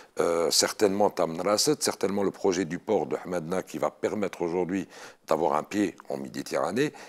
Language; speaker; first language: French; non-native, local second language; Arabic